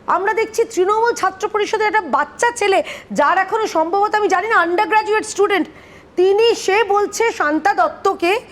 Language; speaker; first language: Bangla; native; Bangla